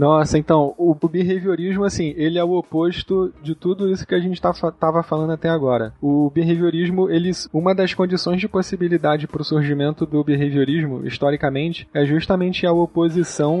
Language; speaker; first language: Portuguese; native; Portuguese